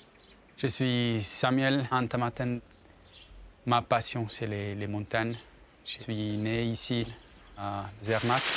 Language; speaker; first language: French; non-native, local second language; German